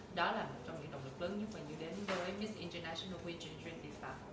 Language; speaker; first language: Vietnamese; native; Vietnamese